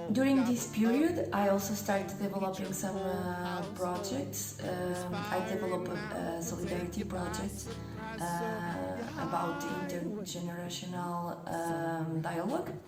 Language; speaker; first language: English; non-native, fluent; Portuguese